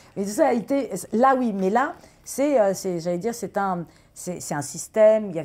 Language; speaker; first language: French; early bilingual, other home language; Persian